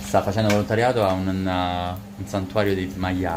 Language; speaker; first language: Italian; native; Italian